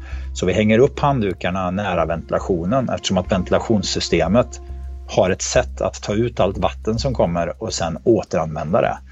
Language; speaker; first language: Swedish; native; Swedish